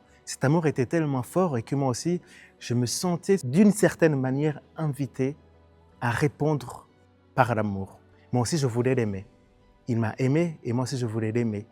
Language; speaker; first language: French; non-native, local second language; Kinyarwanda